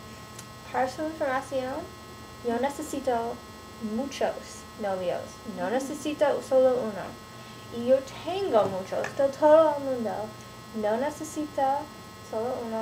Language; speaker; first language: Spanish; non-native, learner; English